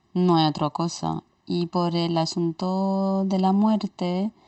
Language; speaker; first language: Spanish; non-native, fluent; Romanian